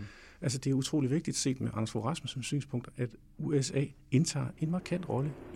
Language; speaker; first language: Danish; native; Danish